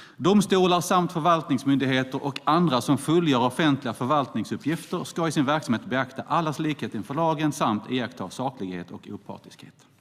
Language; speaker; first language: Swedish; native; Swedish